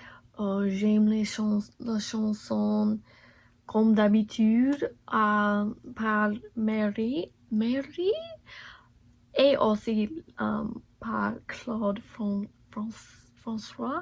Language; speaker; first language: French; non-native, learner; English